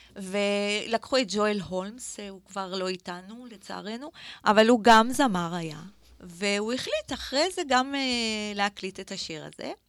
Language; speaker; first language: Hebrew; native; Hebrew